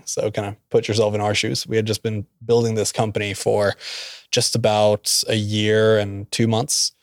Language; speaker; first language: English; non-native, fluent; Norwegian